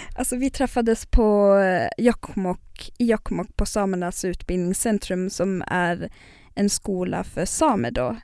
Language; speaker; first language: Swedish; non-native, local second language; Northern Sami